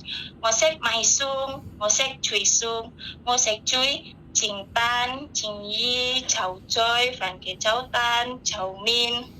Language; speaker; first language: Cantonese; non-native, learner; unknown